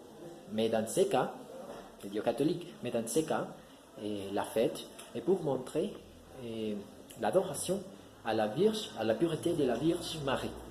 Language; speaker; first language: French; non-native, learner; Spanish